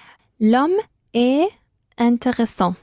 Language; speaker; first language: French; non-native, learner; Spanish